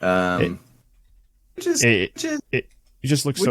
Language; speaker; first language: English; native; English